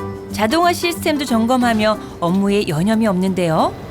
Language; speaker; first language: Korean; native; Korean